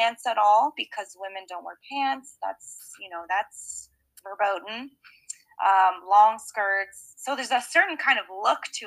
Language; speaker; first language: English; native; English